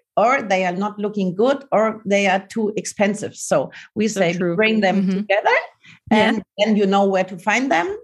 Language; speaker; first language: English; non-native, learner; German